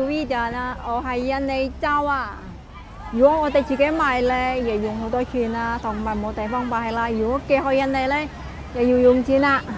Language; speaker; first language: Cantonese; non-native, fluent; Indonesian